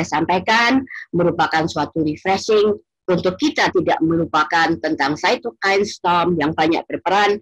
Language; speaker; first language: Indonesian; native; Indonesian